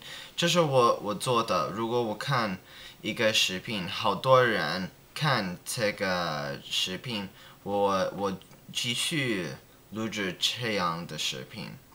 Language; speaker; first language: Chinese; non-native, learner; English